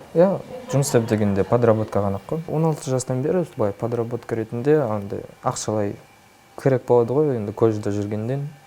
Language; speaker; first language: Kazakh; non-native, local second language; Russian